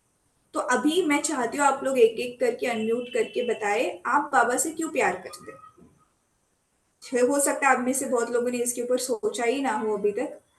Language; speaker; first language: Hindi; native; Hindi